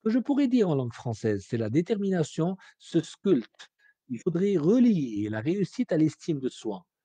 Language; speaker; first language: French; non-native, local second language; Arabic